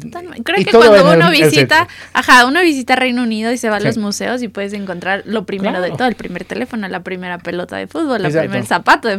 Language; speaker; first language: Spanish; native; Spanish